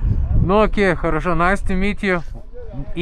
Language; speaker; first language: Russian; non-native, learner; Lithuanian